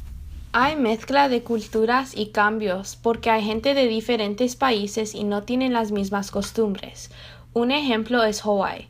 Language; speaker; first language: Spanish; non-native, learner; English